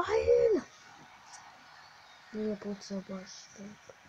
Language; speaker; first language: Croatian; early bilingual, heritage; Croatian